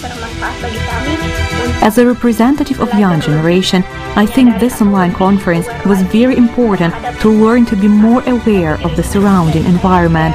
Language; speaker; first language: English; non-native, fluent; Vietnamese